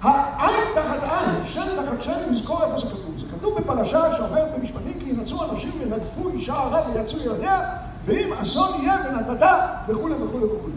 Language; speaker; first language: Hebrew; native; Hebrew